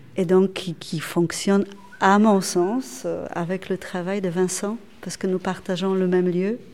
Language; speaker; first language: French; non-native, fluent; Polish